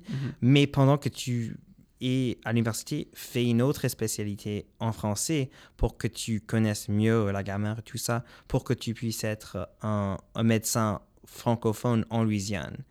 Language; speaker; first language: French; non-native, local second language; English